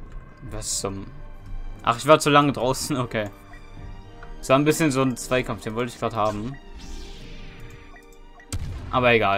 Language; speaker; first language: German; native; German